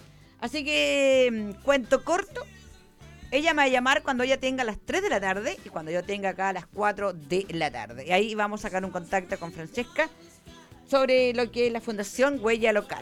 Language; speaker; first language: Spanish; native; Spanish